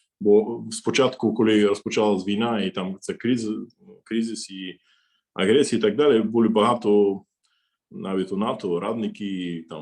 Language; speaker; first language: Ukrainian; non-native, fluent; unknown